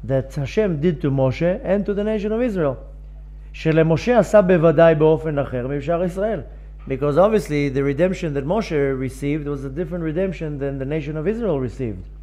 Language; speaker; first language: English; non-native, fluent; Hebrew